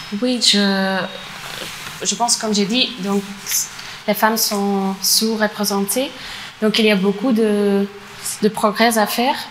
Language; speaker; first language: French; non-native, fluent; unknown